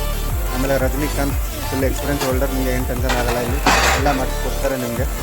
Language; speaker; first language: Kannada; non-native, learner; Hindi